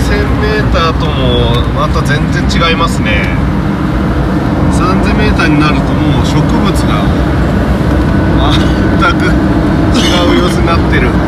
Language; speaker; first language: Japanese; native; Japanese